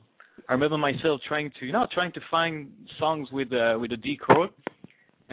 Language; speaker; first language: English; non-native, fluent; French